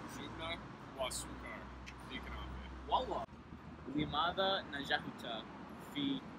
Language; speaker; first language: Arabic; non-native, learner; English